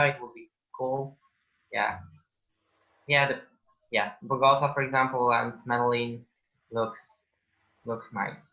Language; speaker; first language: English; non-native, learner; Polish